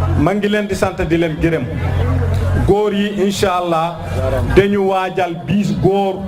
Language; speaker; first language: Wolof; non-native, local second language; Fula